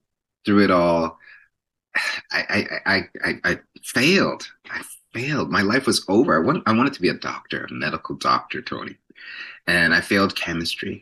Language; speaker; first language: English; native; English